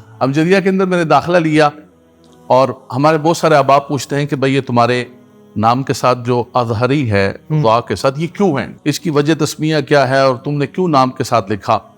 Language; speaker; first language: Urdu; non-native, local second language; Gujari